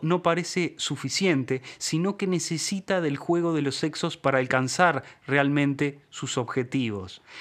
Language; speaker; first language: Spanish; native; Spanish